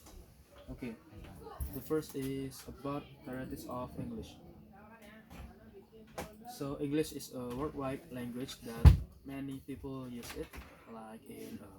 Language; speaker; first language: English; non-native, learner; Indonesian